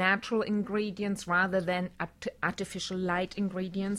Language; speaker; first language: English; non-native, fluent; German